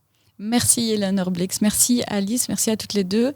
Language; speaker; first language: French; native; French